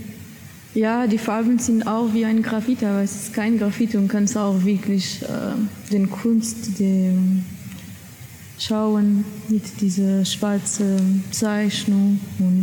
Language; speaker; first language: German; non-native, learner; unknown